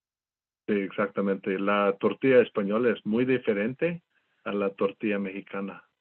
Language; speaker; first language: Spanish; non-native, fluent; English